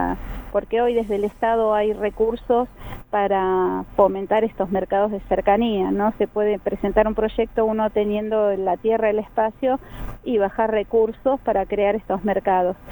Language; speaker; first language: Spanish; native; Spanish